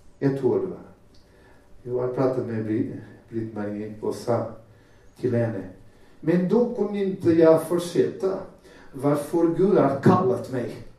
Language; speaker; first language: Swedish; non-native, fluent; Portuguese